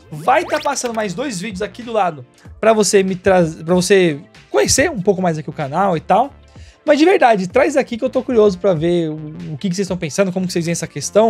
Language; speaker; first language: Portuguese; native; Portuguese